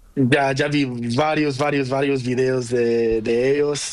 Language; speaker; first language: Spanish; non-native, learner; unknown